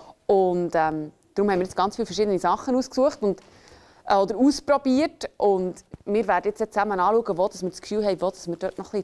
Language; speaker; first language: German; native; German